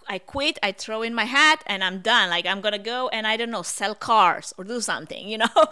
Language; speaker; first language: English; non-native, fluent; Russian